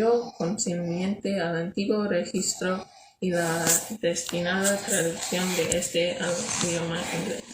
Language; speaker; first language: Spanish; non-native, learner; English